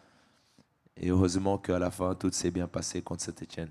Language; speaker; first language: French; non-native, fluent; Portuguese